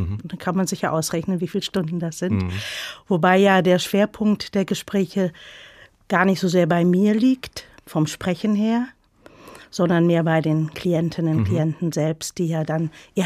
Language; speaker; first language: German; native; German